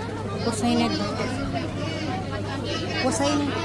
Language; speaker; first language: Greek; non-native, learner; Bulgarian